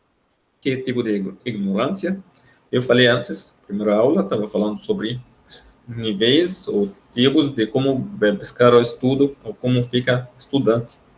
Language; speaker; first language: Portuguese; non-native, learner; Arabic